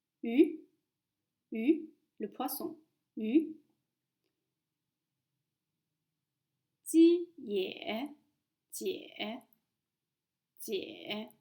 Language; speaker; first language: French; non-native, fluent; Chinese